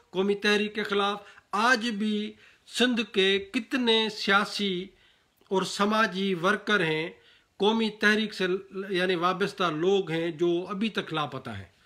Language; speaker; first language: Urdu; non-native, local second language; Sindhi